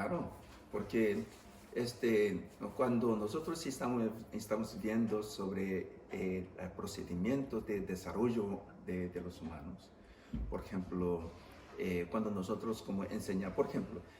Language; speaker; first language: Spanish; non-native, fluent; English